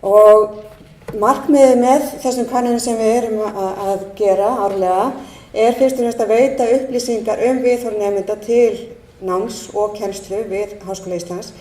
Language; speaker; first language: Icelandic; native; Icelandic